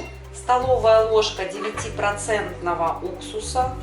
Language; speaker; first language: Russian; native; Russian